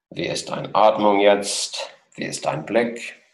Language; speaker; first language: German; non-native, fluent; English